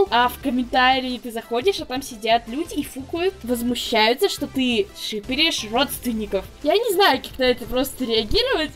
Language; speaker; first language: Russian; native; Russian